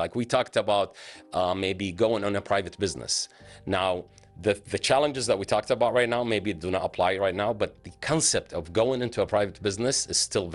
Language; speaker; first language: English; non-native, fluent; Arabic